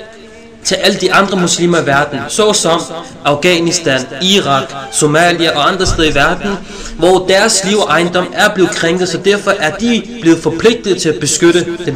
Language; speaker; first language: Danish; early bilingual, other home language; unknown